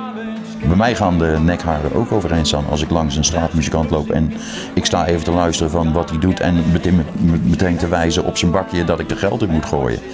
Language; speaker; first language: Dutch; native; Dutch